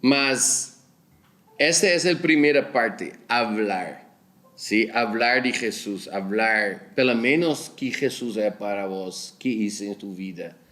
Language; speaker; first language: Spanish; non-native, fluent; Portuguese